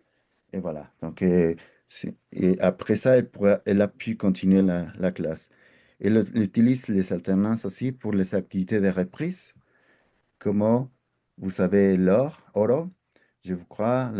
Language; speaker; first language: French; non-native, fluent; Spanish